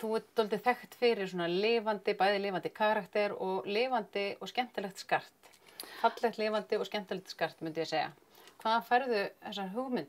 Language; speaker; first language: Icelandic; native; Icelandic